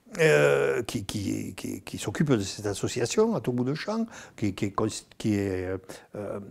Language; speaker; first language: French; native; French